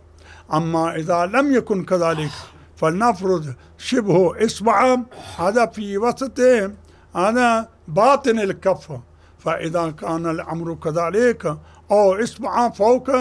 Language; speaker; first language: Arabic; non-native, fluent; Urdu